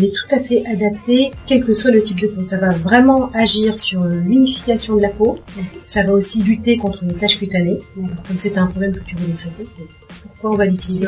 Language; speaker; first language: French; native; French